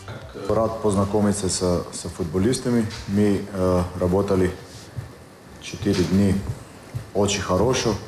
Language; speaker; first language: Russian; non-native, learner; Macedonian